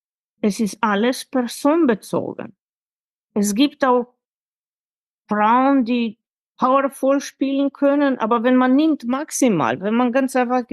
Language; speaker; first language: German; non-native, fluent; Slovenian